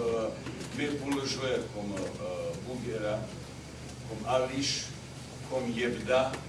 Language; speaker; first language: French; non-native, learner; Bosnian